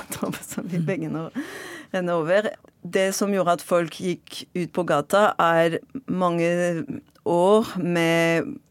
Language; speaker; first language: Norwegian; non-native, fluent; French